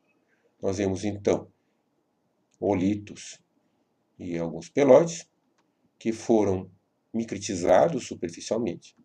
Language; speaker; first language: Portuguese; native; Portuguese